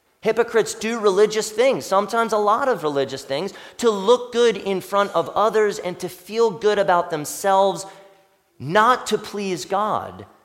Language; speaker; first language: English; native; English